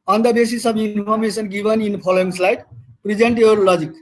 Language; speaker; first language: English; non-native, local second language; Nepali